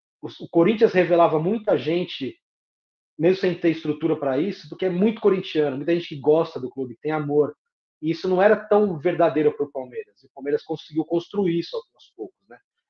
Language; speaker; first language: Portuguese; native; Portuguese